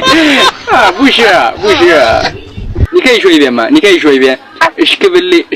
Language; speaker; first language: Chinese; non-native, fluent; Amharic